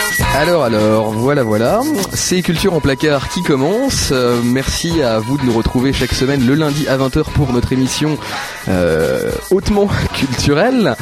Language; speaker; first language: French; native; French